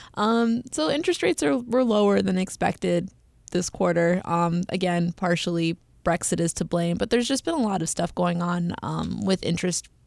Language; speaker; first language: English; native; English